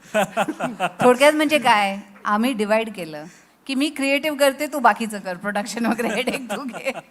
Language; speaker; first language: Marathi; native; Marathi